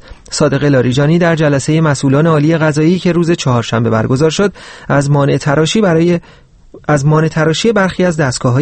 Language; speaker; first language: Persian; native; Persian